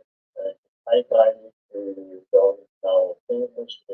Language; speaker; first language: English; non-native, learner; Spanish